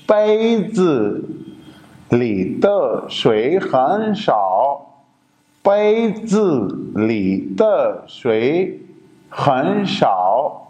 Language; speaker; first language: Chinese; non-native, fluent; Urdu